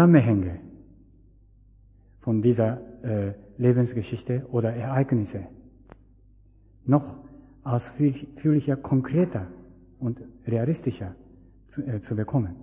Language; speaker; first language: German; non-native, fluent; Japanese